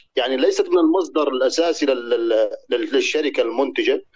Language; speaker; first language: Arabic; native; Arabic